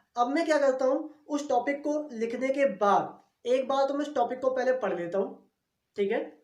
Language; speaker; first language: Hindi; native; Hindi